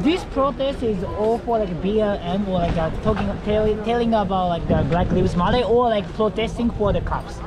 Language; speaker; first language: English; non-native, learner; Japanese